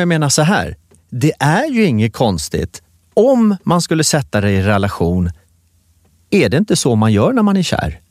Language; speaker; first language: Swedish; native; Swedish